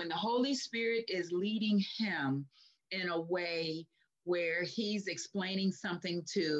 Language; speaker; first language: English; native; English